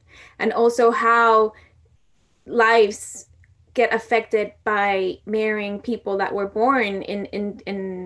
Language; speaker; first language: English; non-native, fluent; Spanish